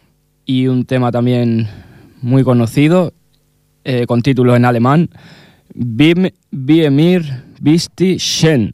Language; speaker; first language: Spanish; native; Spanish